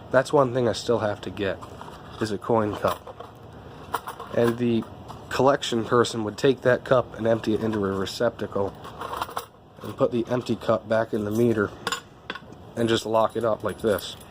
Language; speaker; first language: English; native; English